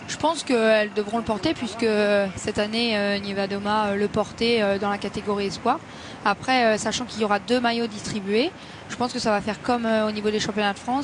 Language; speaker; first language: French; native; French